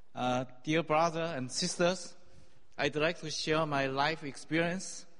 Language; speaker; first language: English; non-native, fluent; Chinese